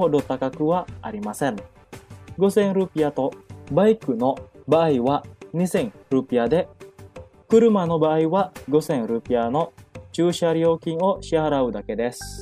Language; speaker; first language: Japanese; non-native, fluent; Indonesian